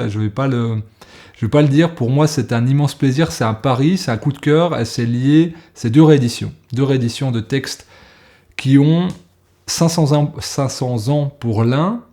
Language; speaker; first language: French; native; French